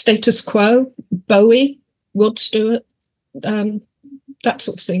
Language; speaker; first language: English; native; English